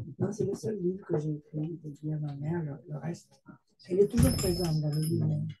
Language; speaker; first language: French; non-native, fluent; Spanish